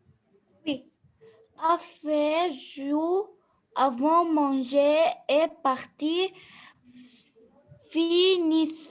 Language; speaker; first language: French; non-native, learner; Arabic